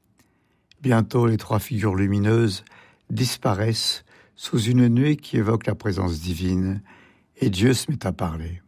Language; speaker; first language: French; native; French